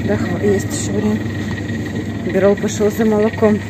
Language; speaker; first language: Russian; native; Russian